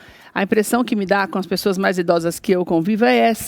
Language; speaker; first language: Portuguese; native; Portuguese